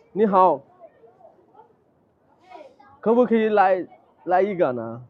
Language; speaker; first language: Chinese; non-native, fluent; Bangla